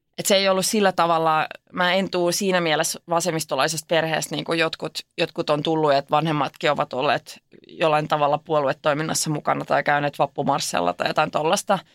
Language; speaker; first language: Finnish; non-native, local second language; Swedish